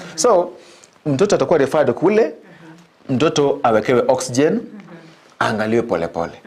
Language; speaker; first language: Swahili; non-native, local second language; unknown